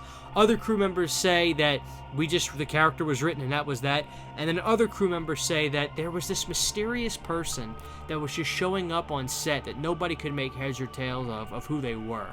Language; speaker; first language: English; native; English